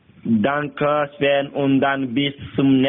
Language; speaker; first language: German; non-native, learner; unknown